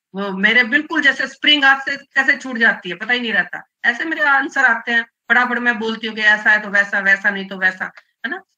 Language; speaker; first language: Hindi; non-native, local second language; Gujarati